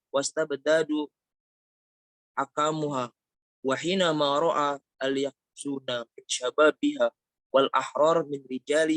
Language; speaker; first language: Arabic; non-native, learner; Indonesian